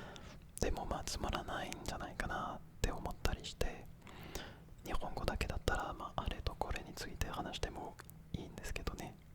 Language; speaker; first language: Japanese; non-native, fluent; French